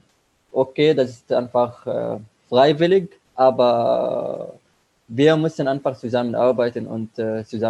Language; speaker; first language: German; non-native, learner; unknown